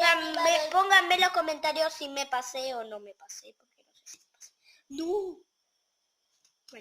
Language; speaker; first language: Spanish; native; Spanish